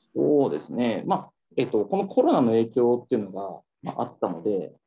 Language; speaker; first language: Japanese; native; Japanese